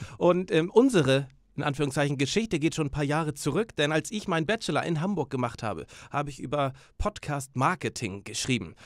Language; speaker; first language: German; native; German